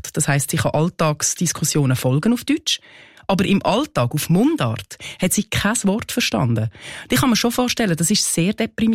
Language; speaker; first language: German; native; German